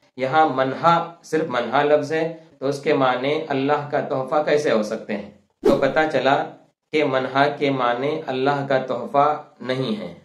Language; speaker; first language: Urdu; non-native, local second language; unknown